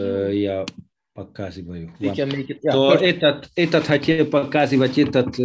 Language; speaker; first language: Russian; non-native, learner; Hungarian